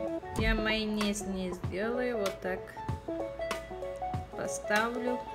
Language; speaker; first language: Russian; non-native, learner; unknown